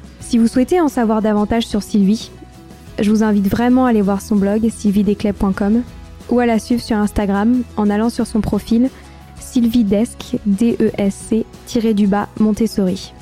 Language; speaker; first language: French; native; French